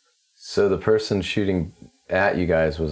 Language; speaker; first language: English; native; English